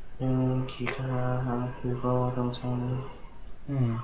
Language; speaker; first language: Korean; non-native, learner; Vietnamese